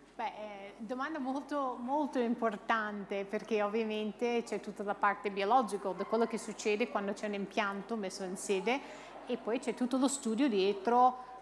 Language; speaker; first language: Italian; non-native, fluent; English